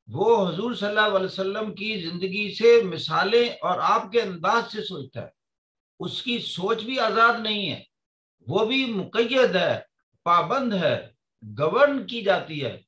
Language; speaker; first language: Urdu; non-native, local second language; Punjabi